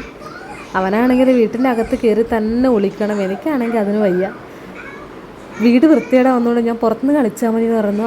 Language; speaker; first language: Malayalam; native; Malayalam